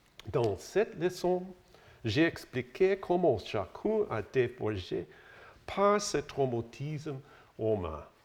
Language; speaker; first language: French; non-native, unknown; English